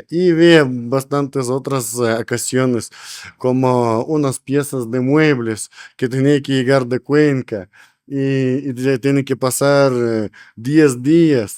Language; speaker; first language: Spanish; non-native, learner; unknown